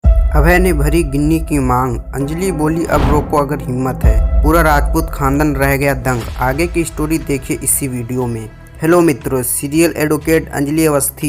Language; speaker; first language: Hindi; native; Hindi